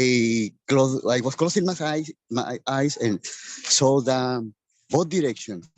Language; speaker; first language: English; non-native, learner; Spanish